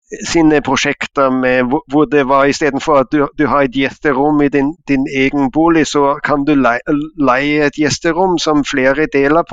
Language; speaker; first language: Norwegian; non-native, fluent; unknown